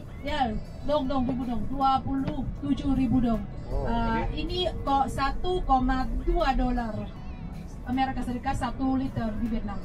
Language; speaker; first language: Indonesian; non-native, fluent; Vietnamese